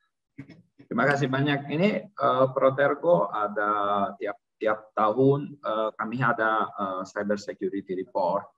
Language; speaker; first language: Indonesian; non-native, learner; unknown